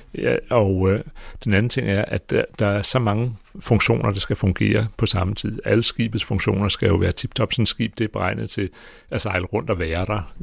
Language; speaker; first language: Danish; native; Danish